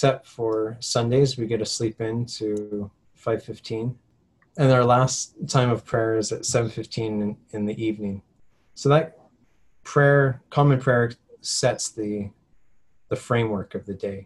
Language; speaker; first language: English; native; English